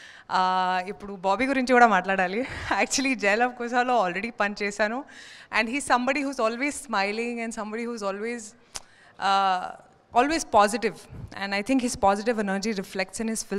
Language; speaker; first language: Telugu; non-native, learner; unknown